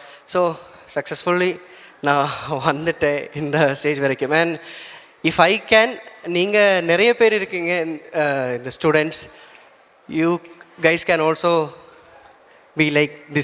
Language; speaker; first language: Tamil; non-native, learner; Malayalam